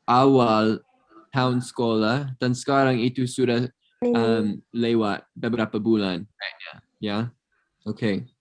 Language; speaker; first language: Indonesian; non-native, fluent; English